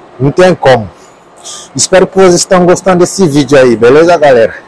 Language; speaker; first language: Portuguese; non-native, learner; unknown